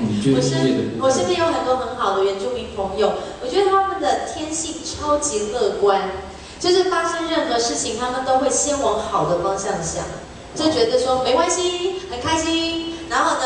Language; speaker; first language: Chinese; native; Chinese